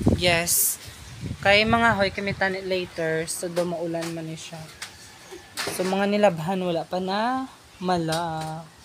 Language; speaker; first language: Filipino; non-native, local second language; Hiligaynon